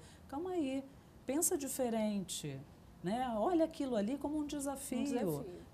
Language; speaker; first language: Portuguese; native; Portuguese